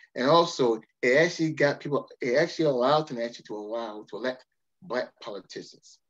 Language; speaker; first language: English; native; English